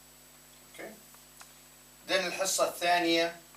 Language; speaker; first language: Arabic; non-native, fluent; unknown